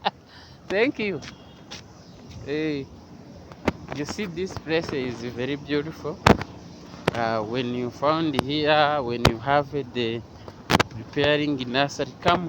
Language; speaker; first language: English; non-native, learner; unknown